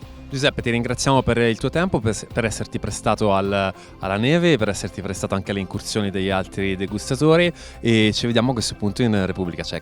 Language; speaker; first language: Italian; native; Italian